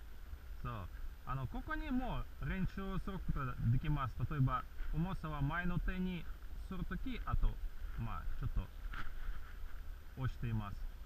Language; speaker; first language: Japanese; non-native, learner; Russian